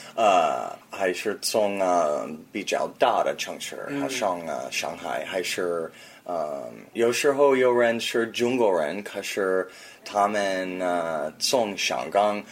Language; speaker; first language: Chinese; non-native, learner; English